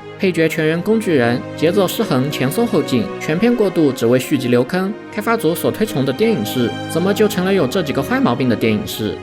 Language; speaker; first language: Chinese; native; Chinese